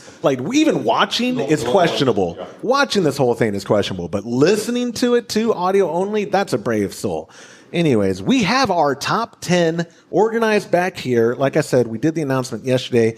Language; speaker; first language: English; native; English